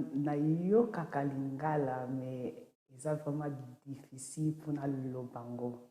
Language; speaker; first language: French; early bilingual, heritage; French